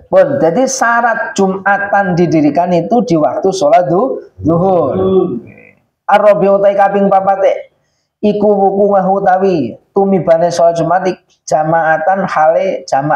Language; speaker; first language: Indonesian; non-native, local second language; Javanese